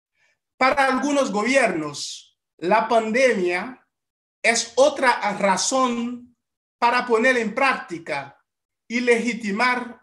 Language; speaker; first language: Spanish; non-native, fluent; Haitian Creole